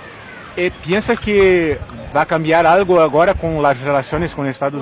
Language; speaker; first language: Spanish; non-native, learner; Portuguese